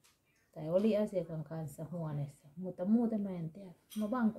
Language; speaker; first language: Finnish; non-native, learner; Thai